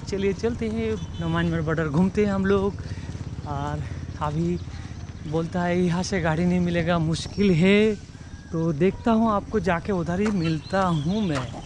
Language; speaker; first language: Hindi; non-native, local second language; Bangla